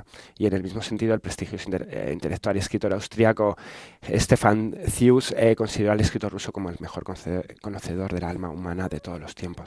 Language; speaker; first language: Spanish; native; Spanish